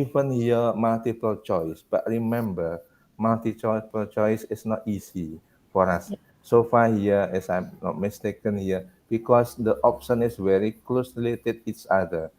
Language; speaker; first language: English; non-native, learner; Indonesian